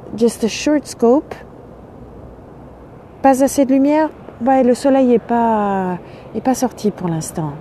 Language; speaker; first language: French; native; French